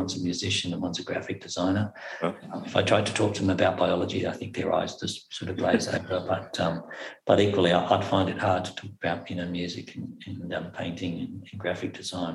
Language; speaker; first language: English; native; English